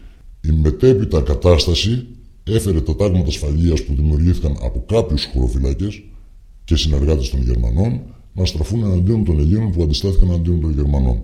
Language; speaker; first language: Greek; native; Greek